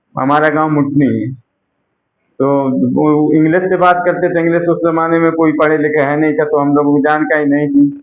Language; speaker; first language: Hindi; native; Hindi